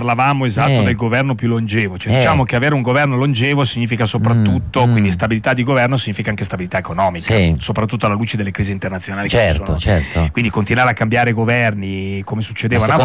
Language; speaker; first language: Italian; native; Italian